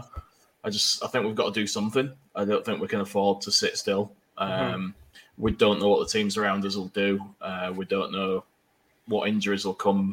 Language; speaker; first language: English; native; English